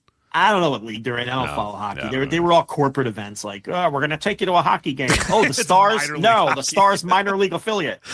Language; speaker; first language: English; native; English